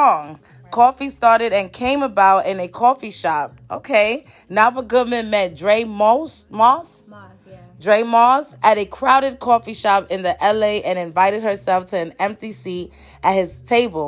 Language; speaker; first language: English; early bilingual, other home language; Spanish